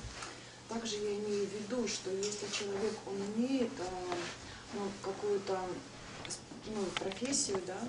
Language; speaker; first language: Russian; native; Russian